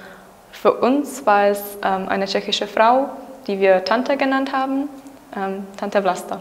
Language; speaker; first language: German; non-native, fluent; Czech